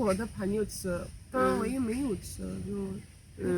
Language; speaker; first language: Chinese; non-native, fluent; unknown